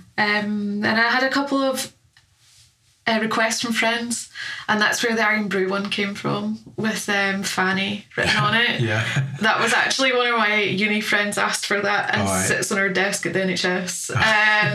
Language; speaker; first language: English; native; English